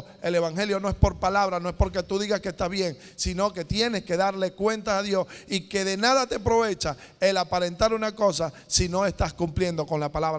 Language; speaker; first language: Spanish; native; Spanish